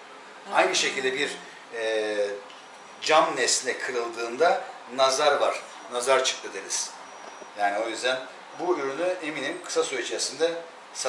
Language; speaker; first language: Turkish; native; Turkish